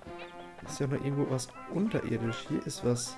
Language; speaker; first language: German; native; German